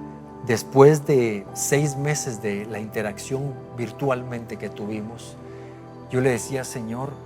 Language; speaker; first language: Spanish; native; Spanish